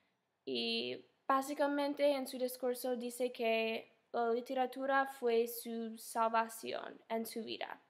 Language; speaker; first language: Spanish; non-native, fluent; English